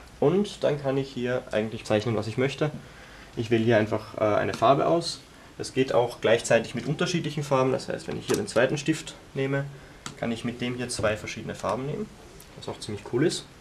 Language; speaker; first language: German; native; German